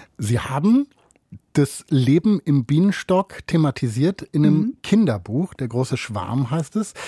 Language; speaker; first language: German; native; German